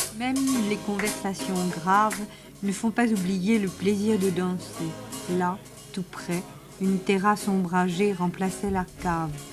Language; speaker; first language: French; native; French